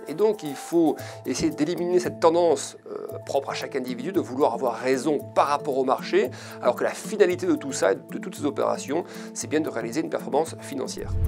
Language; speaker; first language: French; native; French